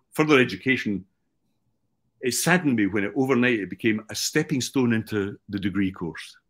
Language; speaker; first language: English; native; English